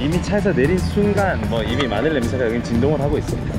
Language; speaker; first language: Korean; native; Korean